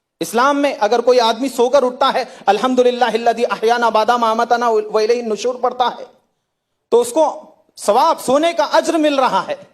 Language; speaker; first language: Hindi; native; Hindi